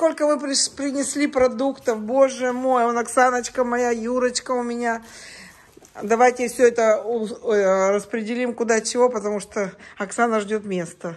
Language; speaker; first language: Russian; native; Russian